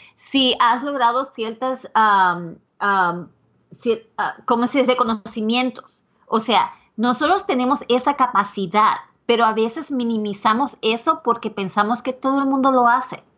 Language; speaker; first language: Spanish; native; Spanish